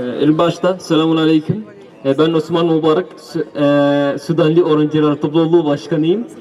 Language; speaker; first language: Turkish; non-native, learner; Arabic